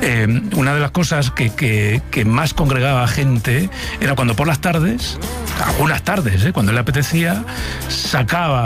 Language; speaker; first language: Spanish; native; Spanish